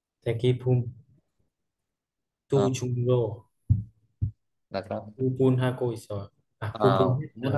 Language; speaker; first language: Korean; non-native, learner; Vietnamese